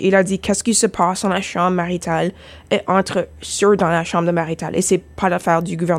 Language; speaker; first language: French; non-native, fluent; English